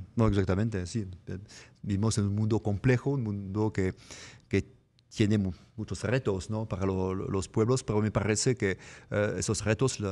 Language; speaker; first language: Spanish; non-native, fluent; French